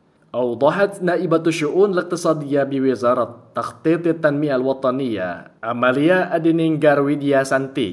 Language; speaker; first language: Arabic; non-native, fluent; Indonesian